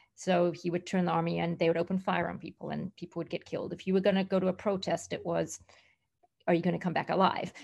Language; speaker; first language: English; native; English